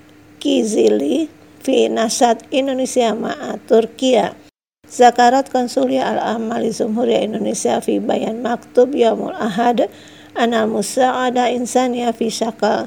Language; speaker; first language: Arabic; non-native, fluent; Indonesian